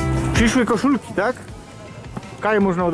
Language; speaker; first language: Polish; native; Polish